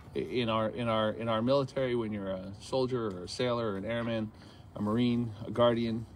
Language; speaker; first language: English; native; English